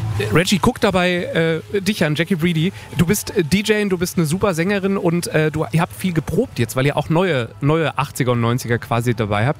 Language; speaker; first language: German; native; German